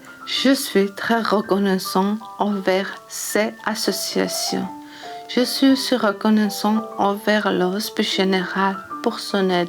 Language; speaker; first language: French; non-native, learner; Georgian